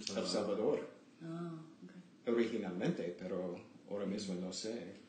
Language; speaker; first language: Spanish; non-native, learner; English